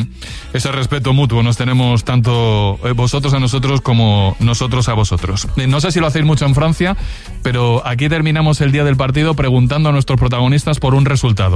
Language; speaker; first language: Spanish; native; Spanish